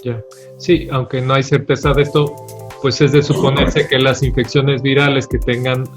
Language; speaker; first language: Spanish; native; Spanish